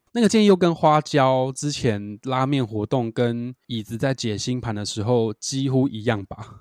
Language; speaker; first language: Chinese; native; Chinese